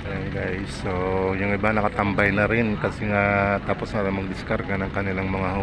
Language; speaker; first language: Filipino; non-native, local second language; Bikol